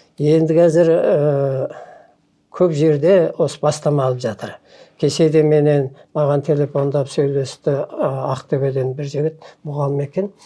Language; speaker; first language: Kazakh; early bilingual, heritage; Kazakh